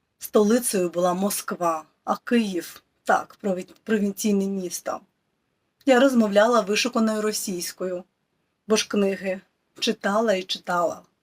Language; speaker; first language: Ukrainian; non-native, local second language; Russian